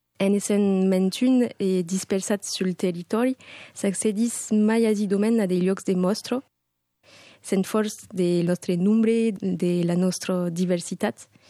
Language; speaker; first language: Occitan; non-native, local second language; French